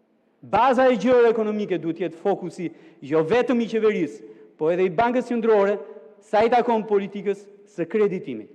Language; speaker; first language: Albanian; native; Albanian